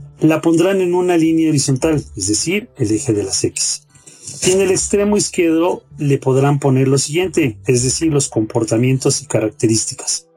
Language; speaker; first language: Spanish; native; Spanish